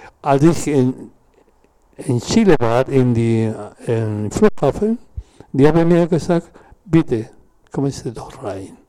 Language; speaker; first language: German; non-native, learner; Spanish